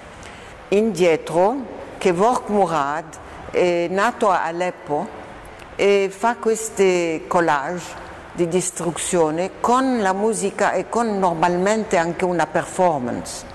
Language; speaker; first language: Italian; non-native, fluent; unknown